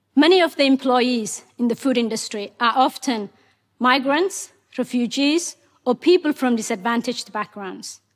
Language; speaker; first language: English; non-native, fluent; Somali